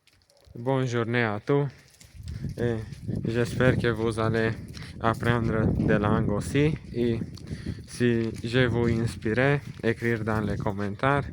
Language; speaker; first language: French; non-native, learner; Romanian